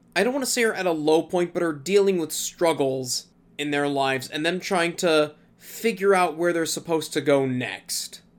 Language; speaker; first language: English; native; English